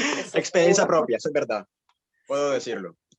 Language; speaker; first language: Spanish; native; Spanish